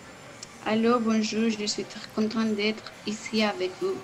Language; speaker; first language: French; non-native, learner; Spanish